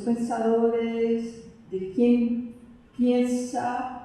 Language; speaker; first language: Spanish; non-native, fluent; Portuguese